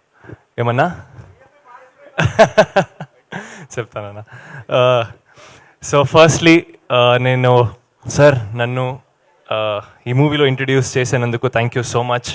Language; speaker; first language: Telugu; non-native, learner; Kannada